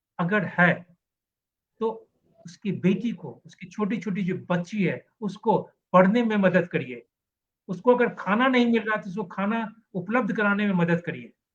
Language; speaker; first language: Hindi; native; Hindi